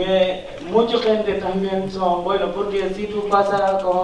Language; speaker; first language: Spanish; non-native, learner; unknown